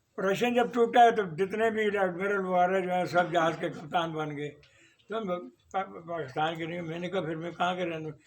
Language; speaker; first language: Urdu; non-native, local second language; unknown